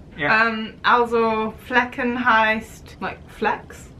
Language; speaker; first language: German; non-native, learner; English